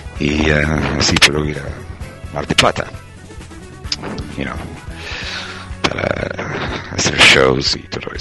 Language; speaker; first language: Spanish; non-native, learner; English